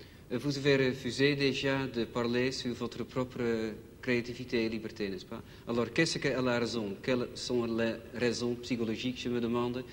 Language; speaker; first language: French; non-native, learner; Dutch